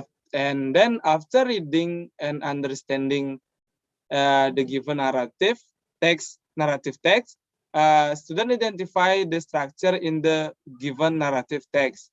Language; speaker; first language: English; non-native, learner; Indonesian